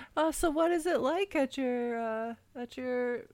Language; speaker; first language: English; native; English